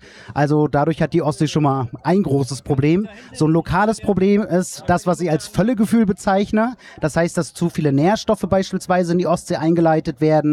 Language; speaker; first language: German; native; German